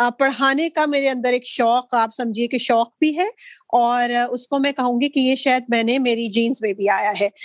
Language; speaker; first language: Urdu; native; Urdu